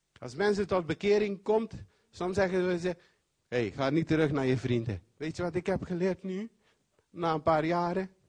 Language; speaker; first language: Dutch; non-native, fluent; Papiamento